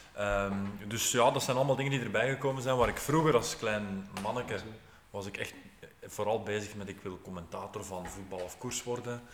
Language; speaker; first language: Dutch; native; Dutch